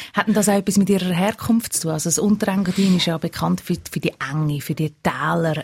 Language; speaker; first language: German; native; German